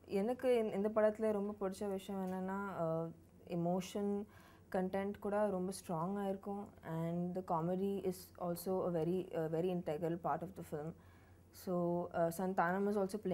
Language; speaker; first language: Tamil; non-native, learner; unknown